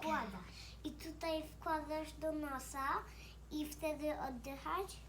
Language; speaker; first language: Polish; early bilingual, heritage; Polish